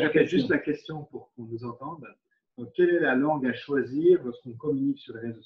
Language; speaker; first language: French; native; French